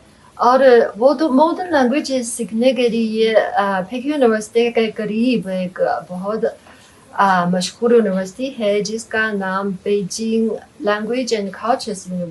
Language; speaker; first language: Hindi; non-native, fluent; Chinese